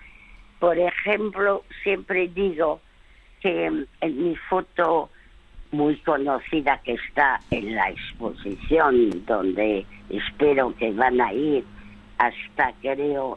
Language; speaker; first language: Spanish; early bilingual, other home language; French